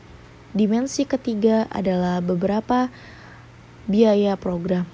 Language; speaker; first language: Indonesian; native; Indonesian